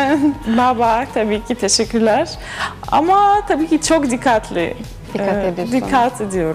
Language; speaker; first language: Turkish; non-native, learner; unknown